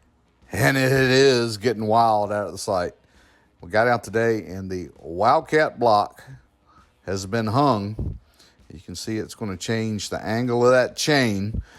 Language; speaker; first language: English; native; English